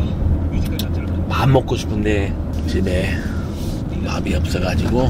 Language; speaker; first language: Korean; non-native, fluent; English